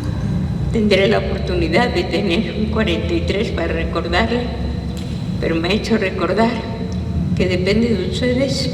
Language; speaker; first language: Spanish; non-native, fluent; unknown